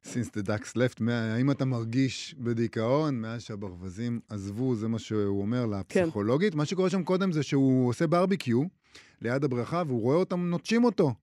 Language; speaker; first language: Hebrew; native; Hebrew